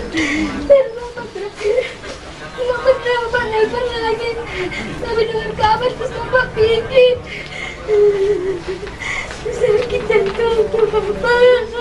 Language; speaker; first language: Indonesian; non-native, local second language; Batak Toba